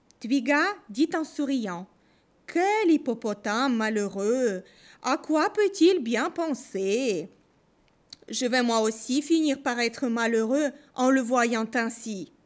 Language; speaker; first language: French; non-native, fluent; Russian